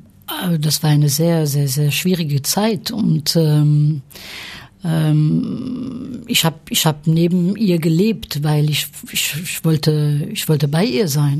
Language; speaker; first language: German; early bilingual, heritage; French